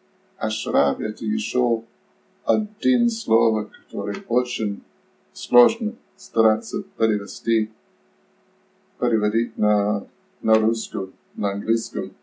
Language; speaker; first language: Russian; non-native, fluent; English